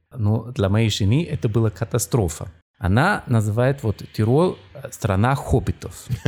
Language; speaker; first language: Russian; non-native, fluent; German